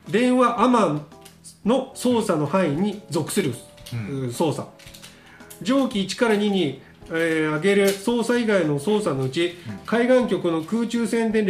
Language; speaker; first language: Japanese; native; Japanese